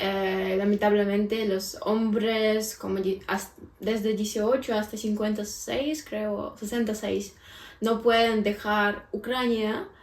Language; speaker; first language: Spanish; non-native, fluent; Ukrainian